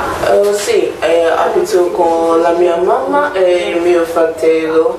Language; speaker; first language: Italian; non-native, learner; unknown